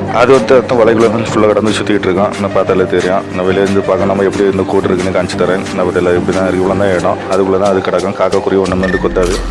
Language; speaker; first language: Tamil; native; Tamil